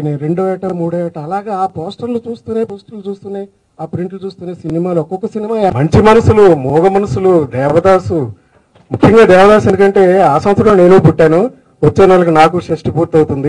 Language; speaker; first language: Telugu; native; Telugu